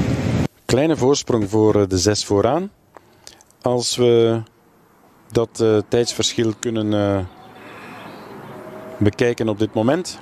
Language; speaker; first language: Dutch; native; Dutch